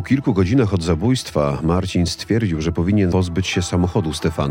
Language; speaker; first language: Polish; native; Polish